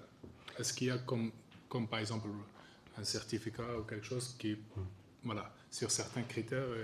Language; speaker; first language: French; native; French